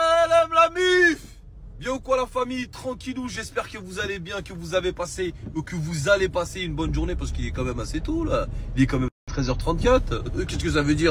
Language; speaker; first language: French; native; French